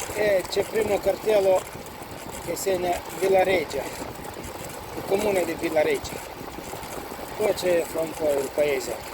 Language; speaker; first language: Italian; non-native, fluent; Romanian